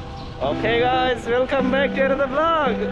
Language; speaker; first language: English; non-native, fluent; Nepali